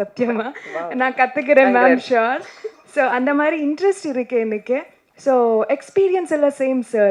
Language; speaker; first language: Tamil; non-native, learner; Kannada